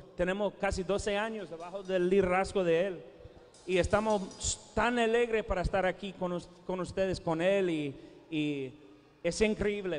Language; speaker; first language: Spanish; non-native, fluent; English